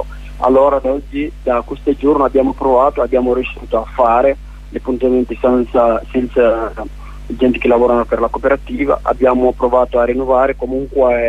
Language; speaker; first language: Italian; non-native, learner; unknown